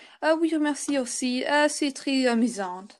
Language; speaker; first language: French; non-native, learner; German